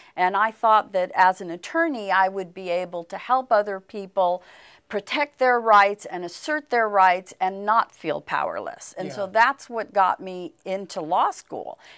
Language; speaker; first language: English; native; English